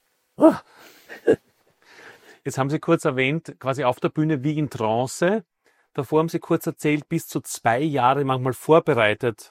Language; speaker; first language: German; native; German